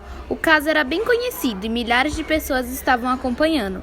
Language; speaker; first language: Portuguese; native; Portuguese